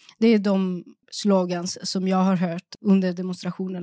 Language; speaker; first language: Swedish; early bilingual, other home language; Persian